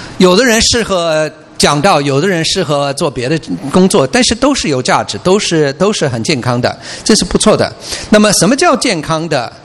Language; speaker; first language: Chinese; non-native, fluent; English